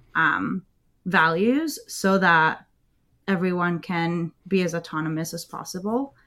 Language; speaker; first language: English; early bilingual, other home language; Spanish